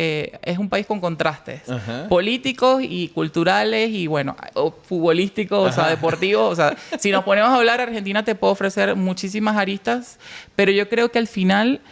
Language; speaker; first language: Spanish; native; Spanish